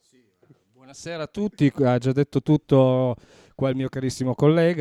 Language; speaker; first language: Italian; native; Italian